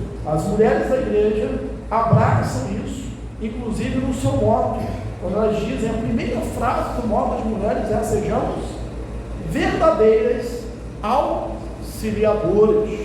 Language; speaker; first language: Portuguese; native; Portuguese